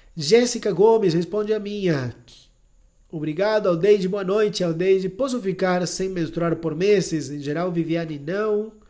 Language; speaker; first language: Portuguese; non-native, fluent; Spanish